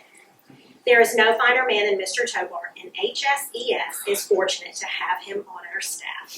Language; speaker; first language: English; native; English